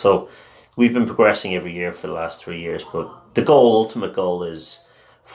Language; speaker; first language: English; non-native, local second language; Irish